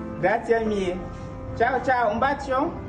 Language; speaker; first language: Italian; early bilingual, other home language; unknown